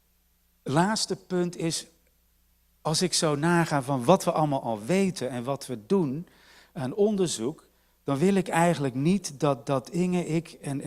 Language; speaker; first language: Dutch; native; Dutch